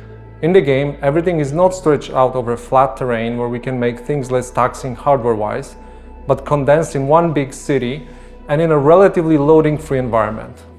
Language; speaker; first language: English; non-native, fluent; Polish